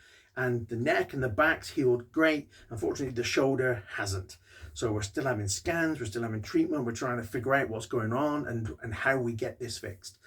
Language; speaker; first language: English; native; English